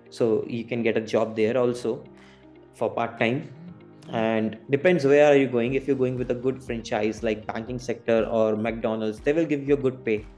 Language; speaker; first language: English; non-native, local second language; Hindi